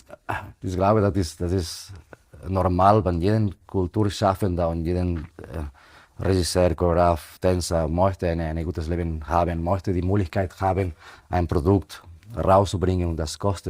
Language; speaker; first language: German; non-native, fluent; Spanish